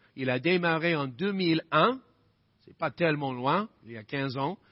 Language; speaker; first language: French; non-native, fluent; English